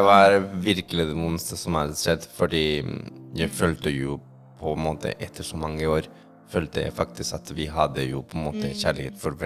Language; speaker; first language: Norwegian; non-native, fluent; Spanish